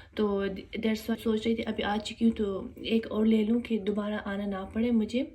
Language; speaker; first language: Urdu; non-native, local second language; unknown